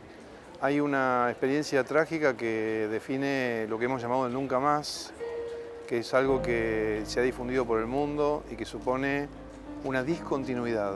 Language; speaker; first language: Spanish; native; Spanish